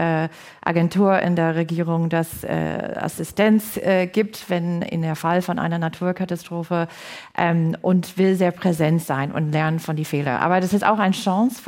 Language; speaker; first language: German; non-native, fluent; English